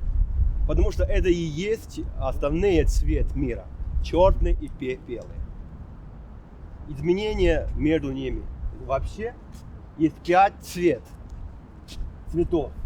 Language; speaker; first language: Russian; non-native, fluent; Chinese